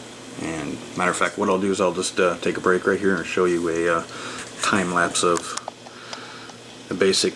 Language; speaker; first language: English; native; English